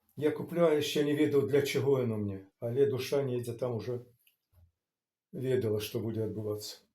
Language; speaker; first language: Belarusian; non-native, local second language; Russian